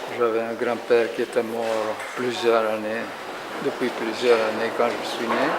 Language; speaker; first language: French; non-native, fluent; Italian